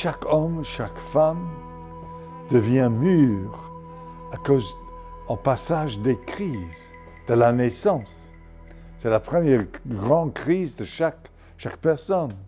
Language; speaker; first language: French; non-native, fluent; English